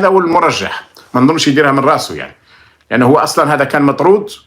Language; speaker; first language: Arabic; native; Arabic